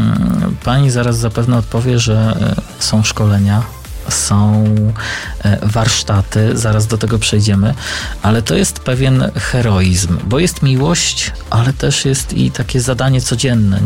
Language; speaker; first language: Polish; native; Polish